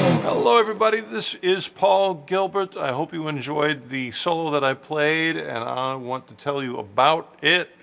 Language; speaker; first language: English; native; English